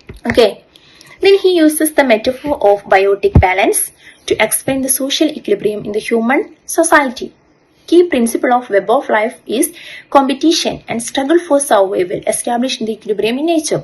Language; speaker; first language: English; non-native, local second language; Malayalam